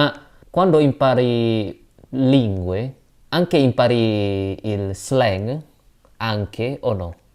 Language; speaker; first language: Italian; non-native, learner; Indonesian